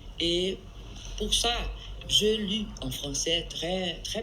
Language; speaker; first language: French; non-native, learner; Portuguese